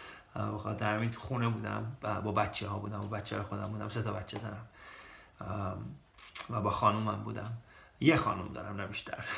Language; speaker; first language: Persian; early bilingual, heritage; Persian